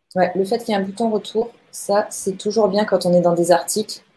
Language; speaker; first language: French; native; French